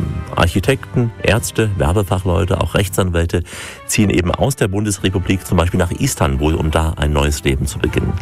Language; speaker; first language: German; native; German